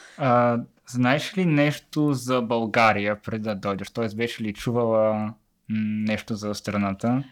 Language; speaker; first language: Bulgarian; native; Bulgarian